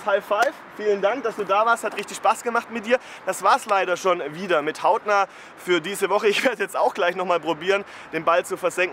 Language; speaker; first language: German; native; German